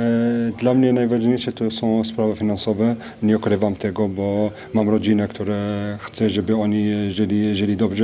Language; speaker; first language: Polish; non-native, fluent; French